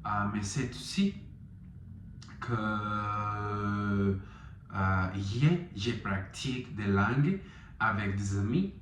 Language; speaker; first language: French; non-native, learner; Spanish